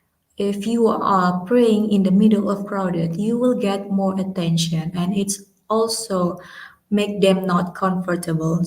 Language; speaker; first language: English; non-native, learner; Indonesian